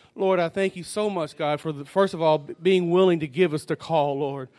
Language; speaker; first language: English; native; English